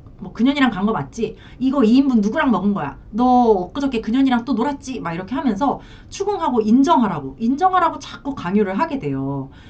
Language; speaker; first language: Korean; native; Korean